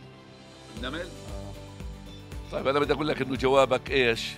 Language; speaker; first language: Arabic; native; Arabic